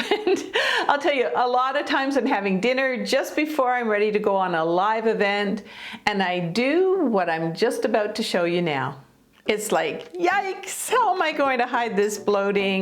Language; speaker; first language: English; native; English